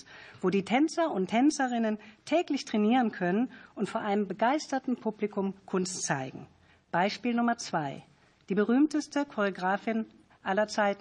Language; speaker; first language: German; native; German